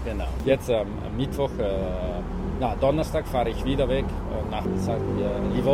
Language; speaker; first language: German; non-native, local second language; Italian